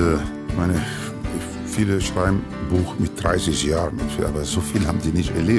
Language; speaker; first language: German; non-native, fluent; Spanish